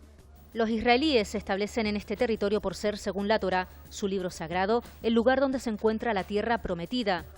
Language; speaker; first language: Spanish; native; Spanish